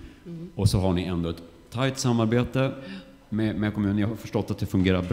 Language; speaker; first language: Swedish; native; Swedish